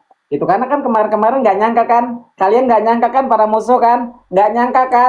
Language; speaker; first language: Indonesian; native; Indonesian